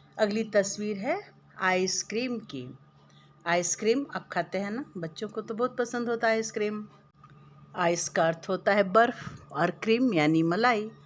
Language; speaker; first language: Hindi; native; Hindi